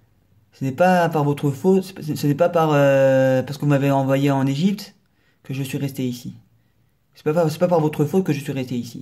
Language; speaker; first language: French; native; French